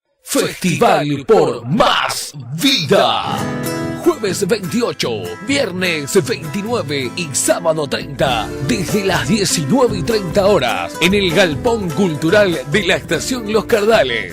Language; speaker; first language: Spanish; native; Spanish